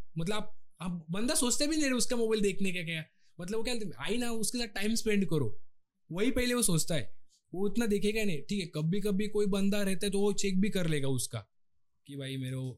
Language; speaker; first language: Hindi; non-native, local second language; Marathi